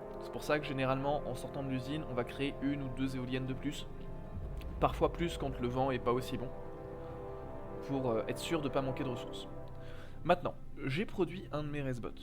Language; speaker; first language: French; native; French